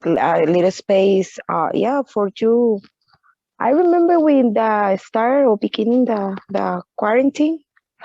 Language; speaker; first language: English; non-native, learner; Spanish